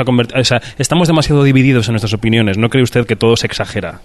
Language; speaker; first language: Spanish; native; Spanish